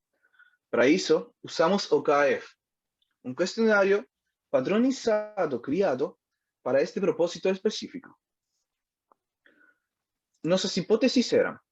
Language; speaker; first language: Portuguese; non-native, learner; Spanish